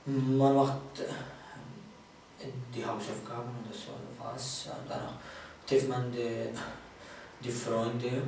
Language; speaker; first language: German; non-native, fluent; Kurdish